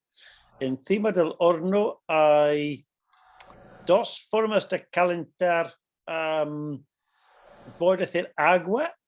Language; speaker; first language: Spanish; non-native, fluent; English